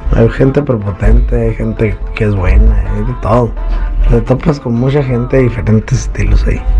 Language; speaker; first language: Spanish; native; Spanish